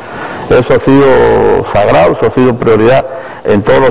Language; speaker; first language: Spanish; native; Spanish